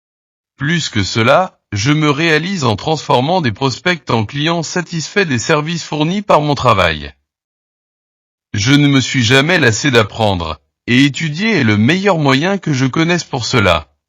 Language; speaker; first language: French; non-native, learner; Portuguese